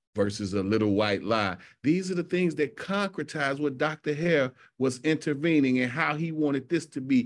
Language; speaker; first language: English; native; English